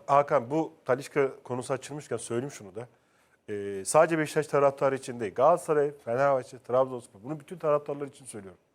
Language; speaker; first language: Turkish; native; Turkish